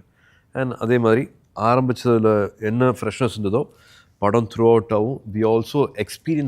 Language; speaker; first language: Tamil; native; Tamil